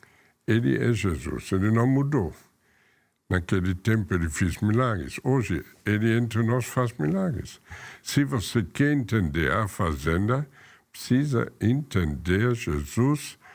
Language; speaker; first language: Portuguese; non-native, fluent; German